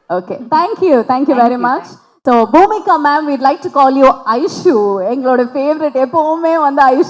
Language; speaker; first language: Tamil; native; Tamil